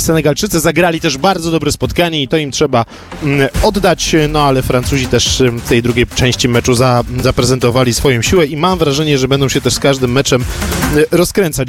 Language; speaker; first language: Polish; native; Polish